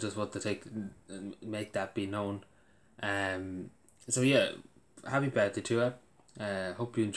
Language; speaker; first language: English; native; English